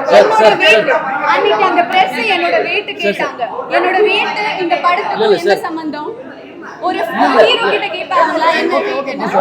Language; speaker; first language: Tamil; non-native, local second language; Malayalam